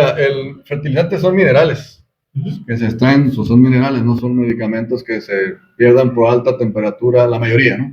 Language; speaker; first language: Spanish; native; Spanish